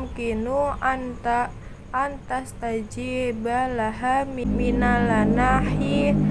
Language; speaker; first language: Arabic; non-native, learner; Indonesian